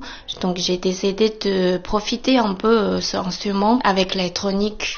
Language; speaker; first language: French; non-native, fluent; Chinese